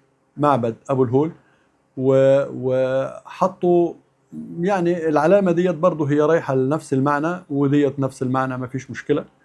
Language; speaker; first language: Arabic; native; Arabic